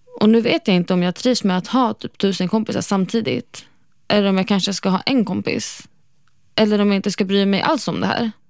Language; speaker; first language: Swedish; non-native, fluent; Arabic